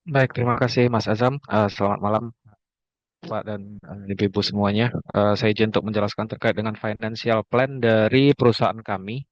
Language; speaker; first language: Indonesian; native; Indonesian